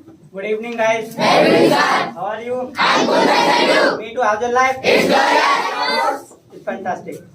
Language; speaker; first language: English; non-native, learner; Hindi